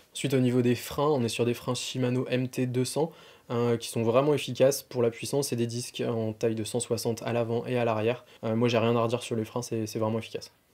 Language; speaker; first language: French; native; French